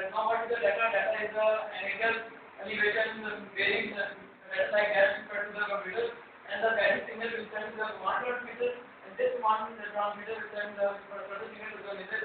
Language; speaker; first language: English; non-native, learner; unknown